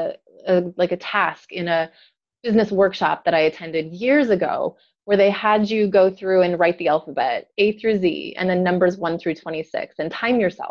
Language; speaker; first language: English; native; English